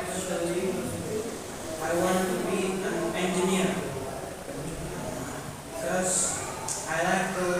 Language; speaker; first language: English; non-native, learner; Indonesian